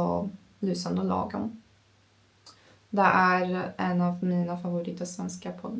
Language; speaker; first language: Swedish; non-native, learner; Turkish